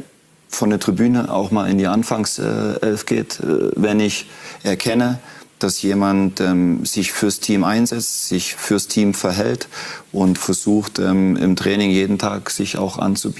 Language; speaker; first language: German; native; German